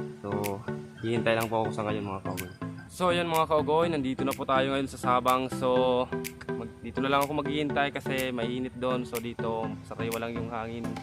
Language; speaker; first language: Filipino; non-native, local second language; Waray